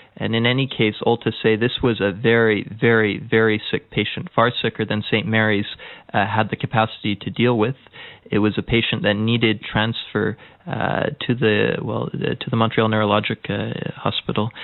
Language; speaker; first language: English; native; English